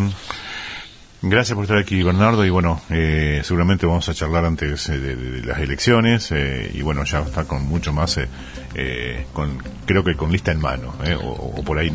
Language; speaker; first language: Spanish; native; Spanish